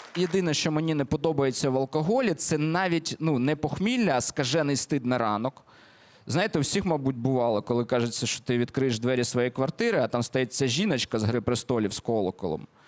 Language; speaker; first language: Ukrainian; non-native, local second language; Russian